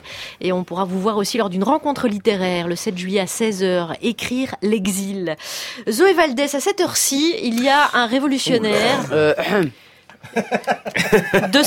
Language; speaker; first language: French; native; French